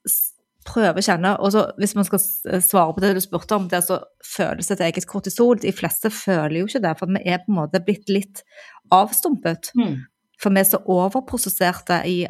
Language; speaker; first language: Norwegian; native; Norwegian